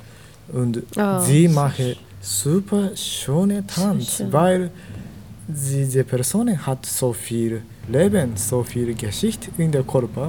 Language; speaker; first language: German; non-native, learner; Japanese